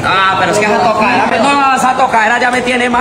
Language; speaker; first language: Spanish; native; Spanish